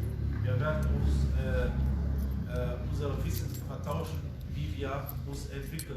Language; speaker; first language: German; non-native, fluent; Fula